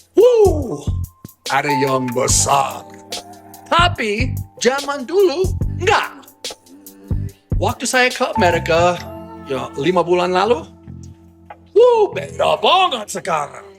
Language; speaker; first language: Indonesian; non-native, fluent; English